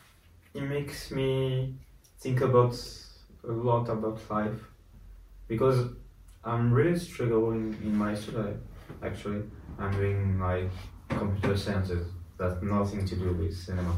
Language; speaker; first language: English; non-native, learner; French